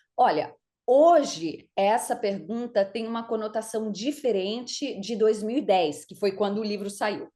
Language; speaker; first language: Portuguese; native; Portuguese